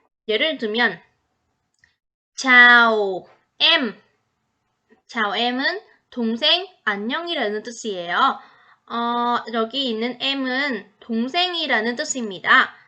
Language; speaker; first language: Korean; non-native, fluent; Vietnamese